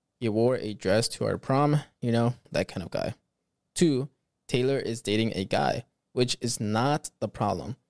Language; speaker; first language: English; early bilingual, other home language; Spanish